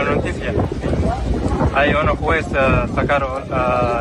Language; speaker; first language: Spanish; non-native, learner; Arabic